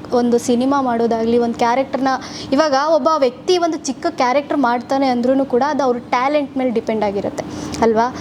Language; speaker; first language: Kannada; native; Kannada